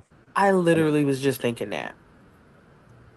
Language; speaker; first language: English; native; English